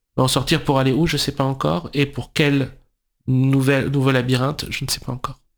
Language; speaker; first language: French; native; French